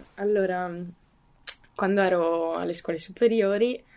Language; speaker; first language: Italian; native; Italian